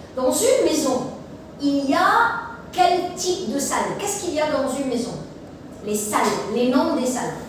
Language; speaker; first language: French; non-native, fluent; Arabic